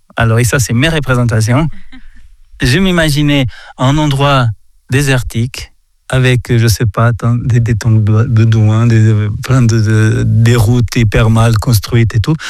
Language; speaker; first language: French; non-native, fluent; Portuguese